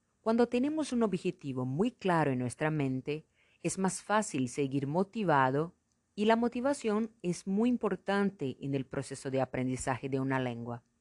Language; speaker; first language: Spanish; non-native, fluent; Portuguese